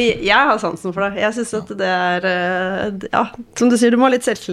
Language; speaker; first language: Norwegian; native; Norwegian